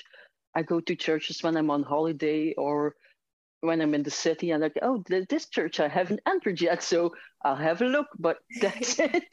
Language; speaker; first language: English; non-native, fluent; Dutch